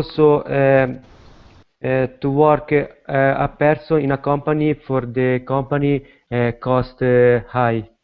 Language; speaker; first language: English; non-native, learner; Italian